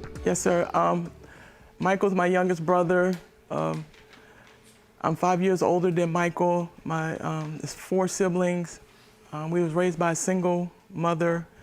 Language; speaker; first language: English; native; English